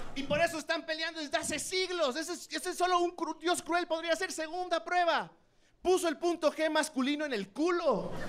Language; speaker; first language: Spanish; native; Spanish